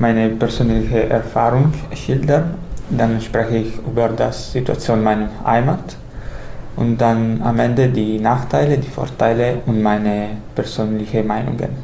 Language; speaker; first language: German; non-native, learner; Italian